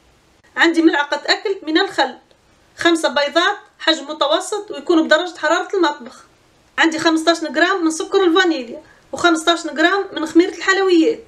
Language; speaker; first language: Arabic; native; Arabic